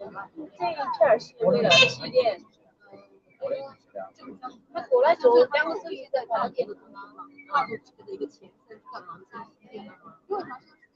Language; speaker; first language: Chinese; native; Chinese